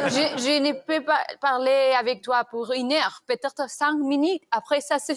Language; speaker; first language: French; non-native, learner; Spanish